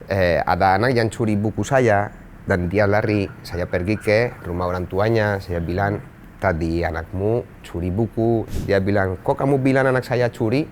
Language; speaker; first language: Indonesian; non-native, fluent; Spanish